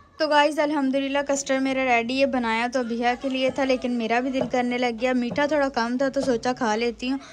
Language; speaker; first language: Urdu; native; Urdu